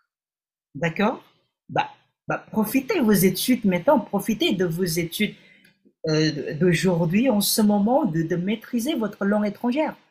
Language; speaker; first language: French; non-native, fluent; Indonesian